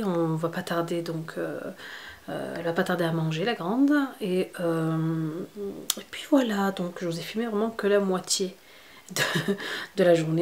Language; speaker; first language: French; native; French